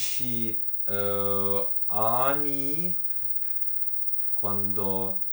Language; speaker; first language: Italian; non-native, learner; Ukrainian